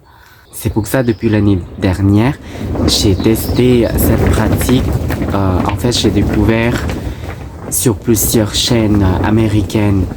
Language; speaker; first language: French; non-native, fluent; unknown